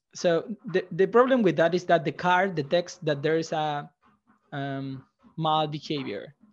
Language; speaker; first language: English; non-native, fluent; Spanish